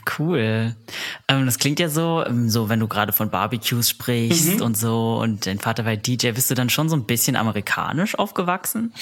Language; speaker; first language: German; native; German